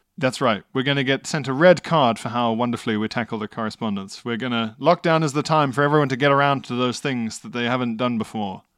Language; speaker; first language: English; native; English